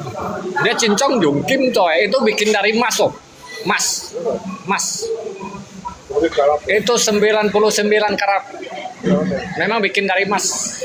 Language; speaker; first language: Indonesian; non-native, learner; Vietnamese